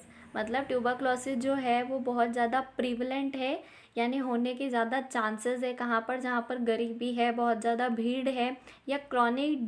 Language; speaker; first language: Hindi; native; Hindi